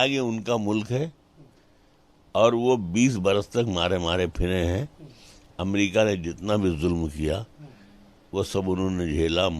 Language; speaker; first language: Hindi; native; Hindi